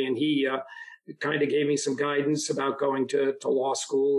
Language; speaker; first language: English; early bilingual, other home language; Italian